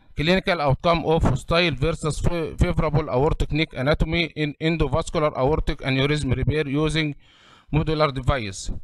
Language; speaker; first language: English; non-native, fluent; Arabic